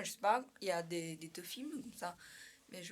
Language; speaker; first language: French; non-native, learner; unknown